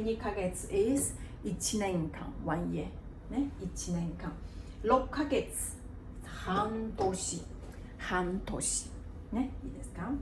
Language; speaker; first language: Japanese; non-native, fluent; Chinese